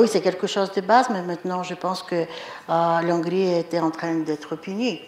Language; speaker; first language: French; non-native, fluent; Bulgarian